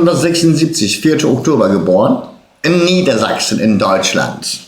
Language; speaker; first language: German; early bilingual, other home language; Turkish